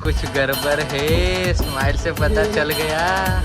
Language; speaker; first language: Hindi; non-native, local second language; Gujarati